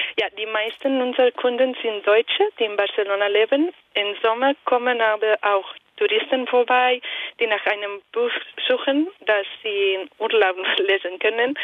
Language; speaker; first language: German; non-native, fluent; Italian